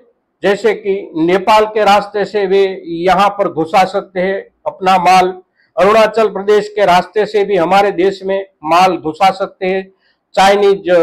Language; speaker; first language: Hindi; non-native, local second language; Gujarati